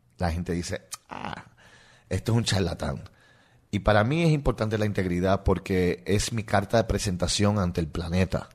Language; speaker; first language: Spanish; non-native, local second language; English